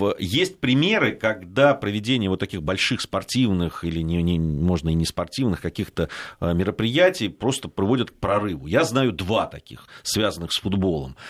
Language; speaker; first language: Russian; native; Russian